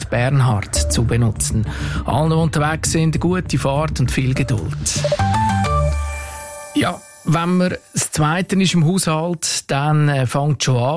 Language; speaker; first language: German; native; German